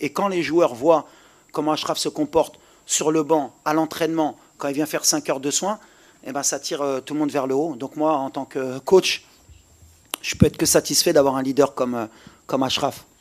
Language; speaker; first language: French; native; French